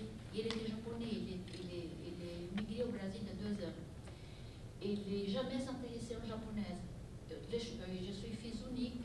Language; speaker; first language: French; non-native, fluent; Portuguese